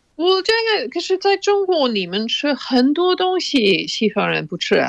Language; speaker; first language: Chinese; non-native, fluent; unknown